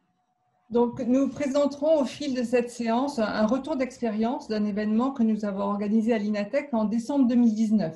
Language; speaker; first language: French; native; French